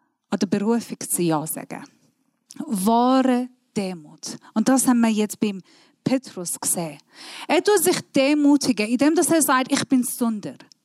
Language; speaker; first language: German; non-native, fluent; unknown